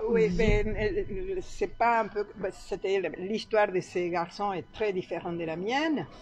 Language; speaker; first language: French; non-native, fluent; Spanish